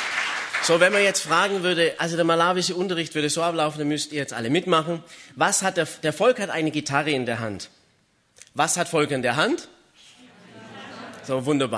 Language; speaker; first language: German; native; German